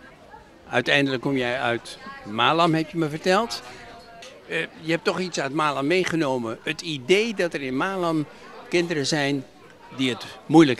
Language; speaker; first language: Dutch; native; Dutch